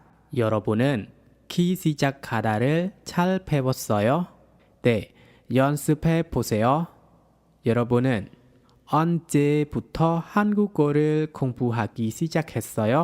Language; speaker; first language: Korean; non-native, fluent; Khmer